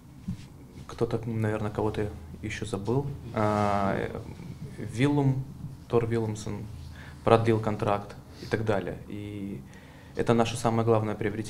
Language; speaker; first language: Russian; native; Russian